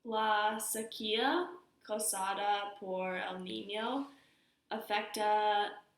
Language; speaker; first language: Spanish; non-native, learner; English